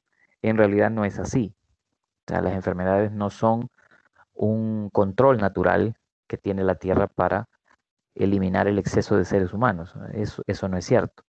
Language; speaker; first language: Spanish; native; Spanish